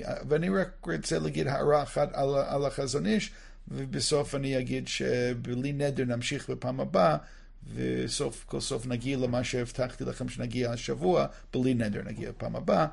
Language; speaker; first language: Hebrew; non-native, fluent; English